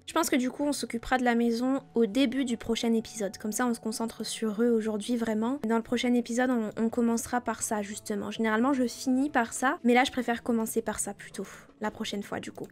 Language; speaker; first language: French; native; French